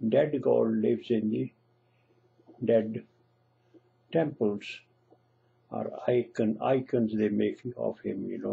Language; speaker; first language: English; non-native, local second language; Punjabi